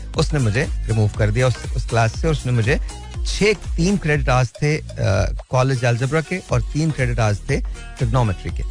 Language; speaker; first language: Urdu; native; Urdu